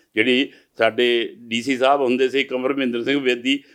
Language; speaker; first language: Punjabi; native; Punjabi